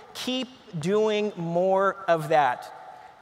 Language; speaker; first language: English; native; English